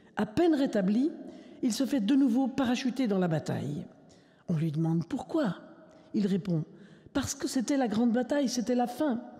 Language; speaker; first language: French; native; French